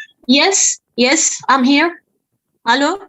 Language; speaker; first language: English; non-native, learner; Arabic